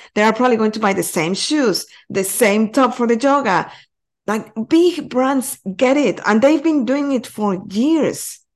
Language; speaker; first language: English; non-native, fluent; Spanish